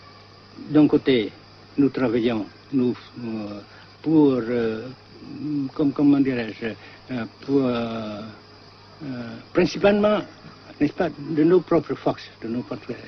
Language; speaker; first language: French; non-native, fluent; Vietnamese